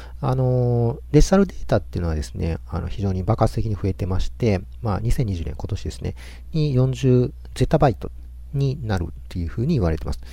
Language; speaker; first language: Japanese; native; Japanese